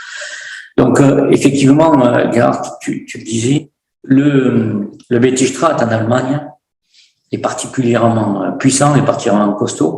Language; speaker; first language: French; native; French